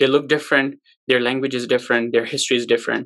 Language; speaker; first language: English; non-native, local second language; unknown